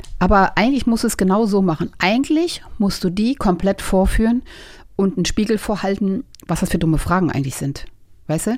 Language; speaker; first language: German; native; German